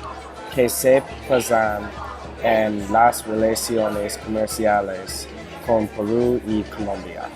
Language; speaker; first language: Spanish; non-native, learner; English